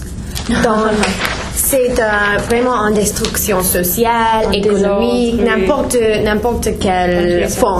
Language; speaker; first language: French; non-native, learner; English